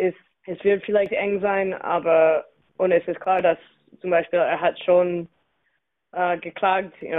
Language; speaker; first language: German; non-native, fluent; English